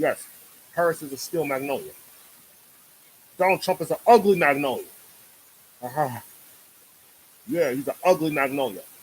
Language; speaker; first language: English; native; English